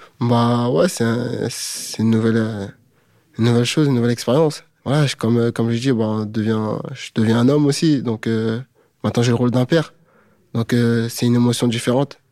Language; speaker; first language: French; native; French